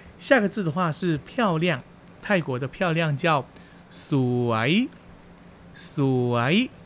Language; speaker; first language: Chinese; early bilingual, heritage; Chinese